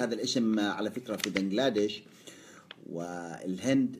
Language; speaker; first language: Arabic; native; Arabic